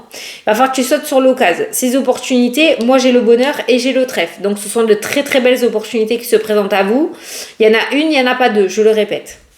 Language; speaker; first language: French; native; French